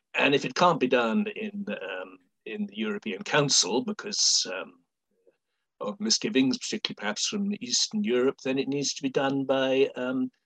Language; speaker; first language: English; native; English